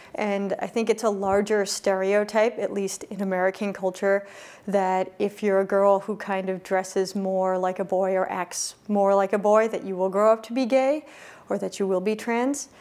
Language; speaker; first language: English; native; English